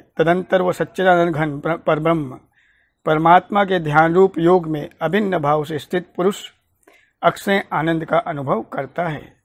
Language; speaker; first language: Hindi; native; Hindi